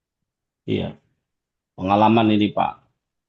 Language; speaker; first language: Indonesian; native; Indonesian